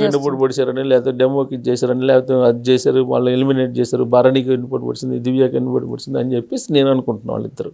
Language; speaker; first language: Telugu; native; Telugu